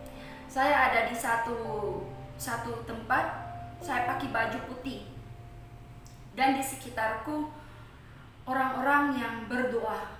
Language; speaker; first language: Indonesian; non-native, fluent; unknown